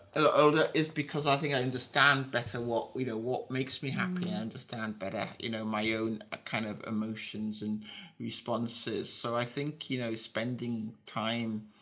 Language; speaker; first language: English; native; English